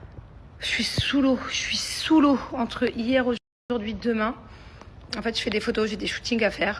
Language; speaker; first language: French; native; French